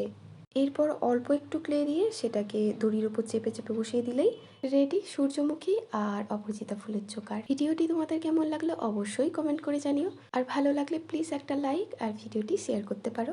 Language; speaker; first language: Bangla; native; Bangla